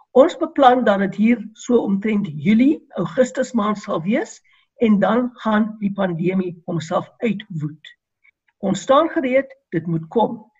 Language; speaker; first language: Afrikaans; non-native, local second language; English